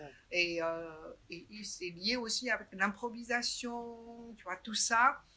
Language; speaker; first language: French; non-native, fluent; Chinese